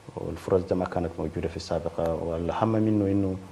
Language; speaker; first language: Arabic; native; Arabic